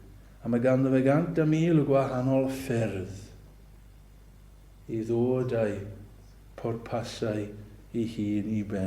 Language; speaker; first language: Welsh; native; Welsh